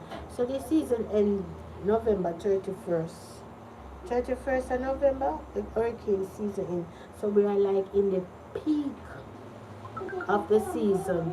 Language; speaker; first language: English; non-native, local second language; Jamaican Creole English